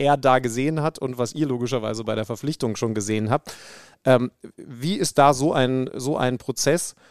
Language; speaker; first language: German; native; German